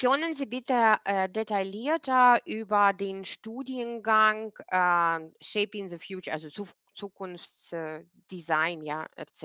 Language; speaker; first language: German; non-native, fluent; Ukrainian